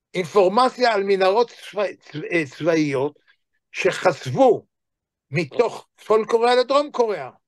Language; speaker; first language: Hebrew; native; Hebrew